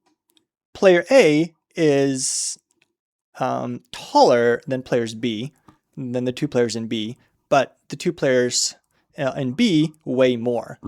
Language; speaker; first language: English; native; English